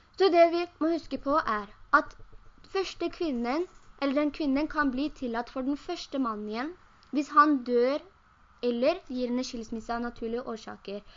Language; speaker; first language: Norwegian; early bilingual, other home language; Urdu